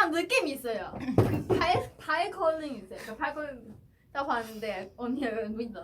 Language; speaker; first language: Korean; non-native, learner; Chinese